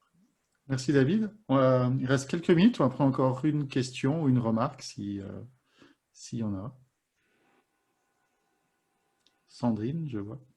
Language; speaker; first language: French; native; French